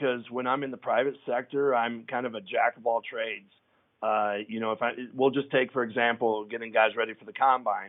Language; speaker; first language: English; native; English